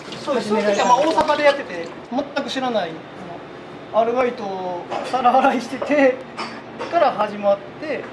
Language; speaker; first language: Japanese; native; Japanese